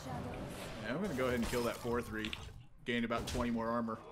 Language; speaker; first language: English; native; English